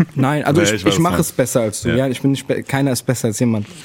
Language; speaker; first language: German; native; German